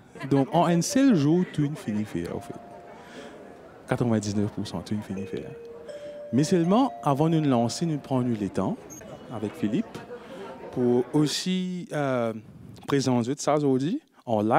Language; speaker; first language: French; non-native, local second language; Morisyen